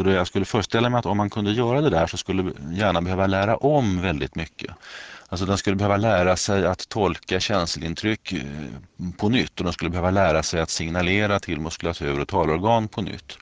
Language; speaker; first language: Swedish; native; Swedish